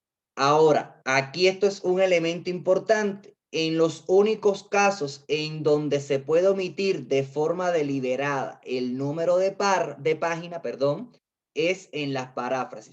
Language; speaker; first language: Spanish; native; Spanish